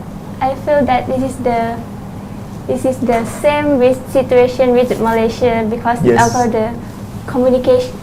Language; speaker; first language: English; non-native, learner; Thai